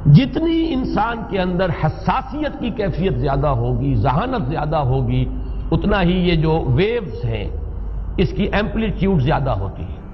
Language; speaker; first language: Urdu; native; Urdu